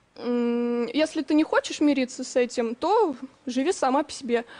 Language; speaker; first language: Russian; native; Russian